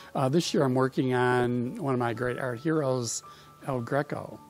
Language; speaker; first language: English; native; English